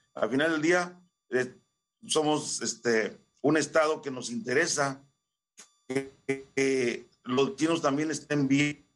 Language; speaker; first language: Spanish; native; Spanish